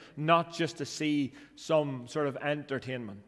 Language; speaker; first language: English; native; English